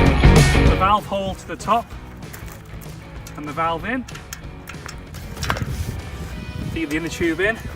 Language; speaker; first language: English; native; English